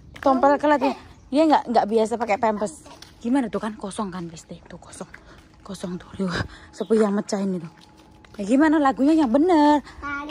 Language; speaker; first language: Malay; non-native, local second language; Javanese